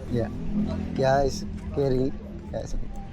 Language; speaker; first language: English; non-native, learner; Indonesian